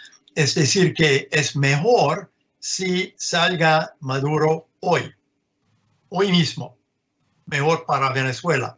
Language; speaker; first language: Spanish; non-native, fluent; English